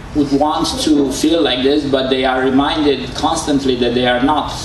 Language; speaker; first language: English; non-native, fluent; Romanian